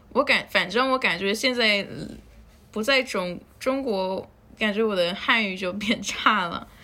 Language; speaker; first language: Chinese; non-native, fluent; Spanish